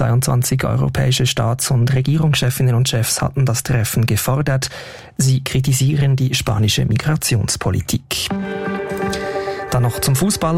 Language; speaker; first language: German; native; German